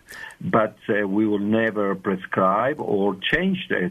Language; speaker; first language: English; non-native, fluent; Spanish